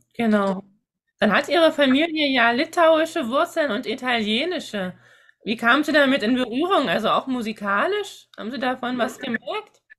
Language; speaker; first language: German; native; German